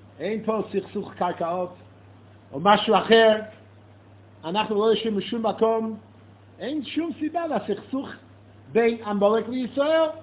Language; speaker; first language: Hebrew; non-native, fluent; English